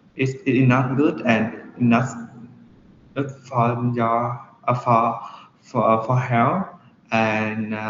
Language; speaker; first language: English; non-native, learner; Vietnamese